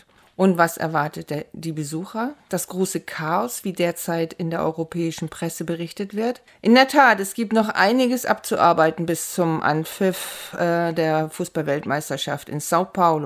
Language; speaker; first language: German; native; German